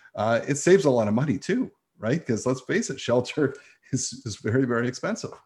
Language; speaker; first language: English; native; English